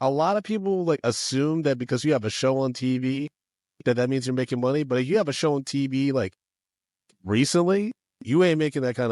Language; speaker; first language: English; native; English